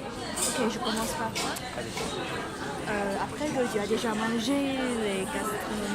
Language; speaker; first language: French; non-native, fluent; Chinese